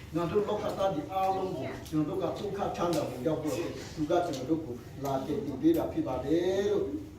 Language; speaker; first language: Burmese; non-native, local second language; Lahu